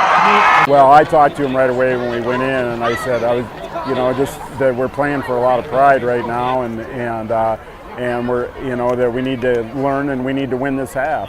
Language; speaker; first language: English; native; English